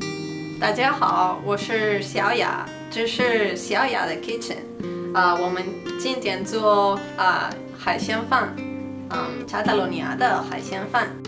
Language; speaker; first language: Chinese; non-native, learner; Catalan